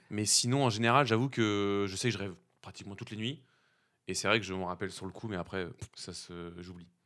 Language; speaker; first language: French; native; French